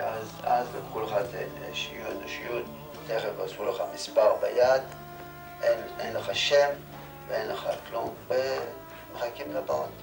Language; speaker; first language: Hebrew; non-native, fluent; Yiddish